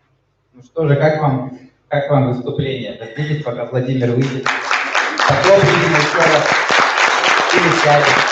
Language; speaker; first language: Russian; native; Russian